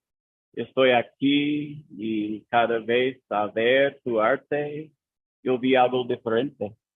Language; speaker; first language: Spanish; non-native, learner; English